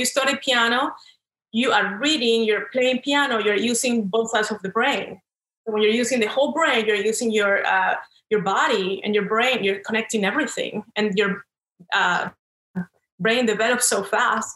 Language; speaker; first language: English; non-native, fluent; Spanish